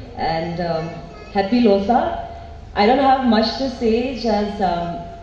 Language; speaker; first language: English; non-native, fluent; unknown